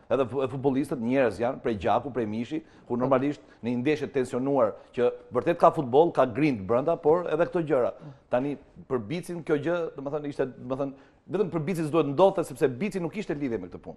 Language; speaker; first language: Albanian; native; Albanian